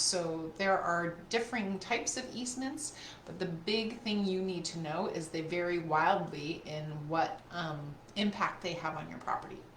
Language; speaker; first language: English; native; English